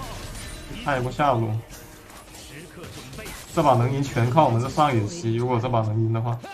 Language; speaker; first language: Chinese; native; Chinese